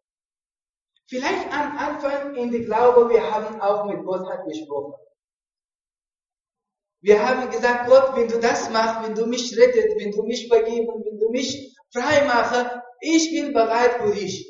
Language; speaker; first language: German; non-native, learner; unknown